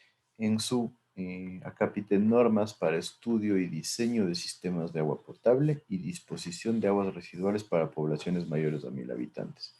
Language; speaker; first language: Spanish; native; Spanish